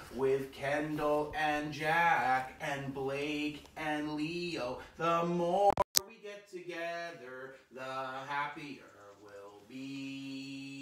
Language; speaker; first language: English; native; English